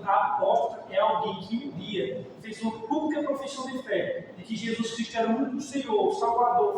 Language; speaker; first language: Portuguese; native; Portuguese